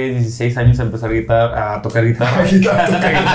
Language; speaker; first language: Spanish; native; Spanish